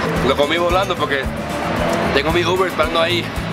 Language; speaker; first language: Spanish; early bilingual, heritage; Spanish